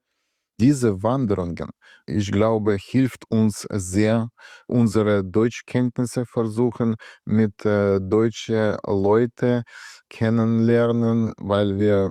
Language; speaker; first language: German; non-native, learner; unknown